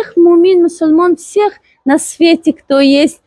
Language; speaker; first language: Russian; non-native, local second language; Tajik